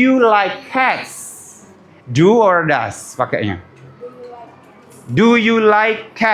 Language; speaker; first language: English; non-native, learner; Indonesian